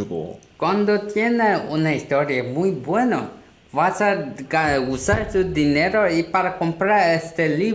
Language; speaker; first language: Spanish; non-native, learner; Korean